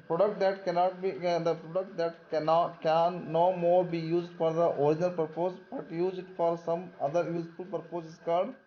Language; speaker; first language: English; non-native, local second language; Kannada